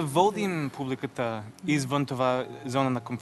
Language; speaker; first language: Bulgarian; non-native, learner; English